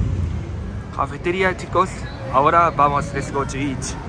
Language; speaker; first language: Spanish; non-native, learner; Japanese